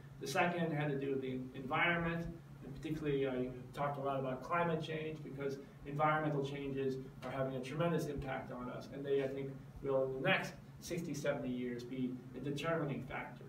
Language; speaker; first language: English; native; English